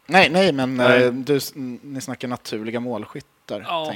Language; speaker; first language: Swedish; native; Swedish